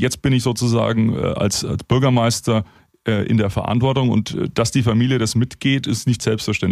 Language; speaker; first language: German; native; German